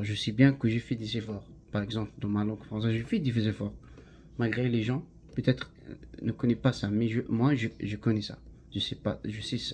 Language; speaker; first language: French; non-native, learner; Arabic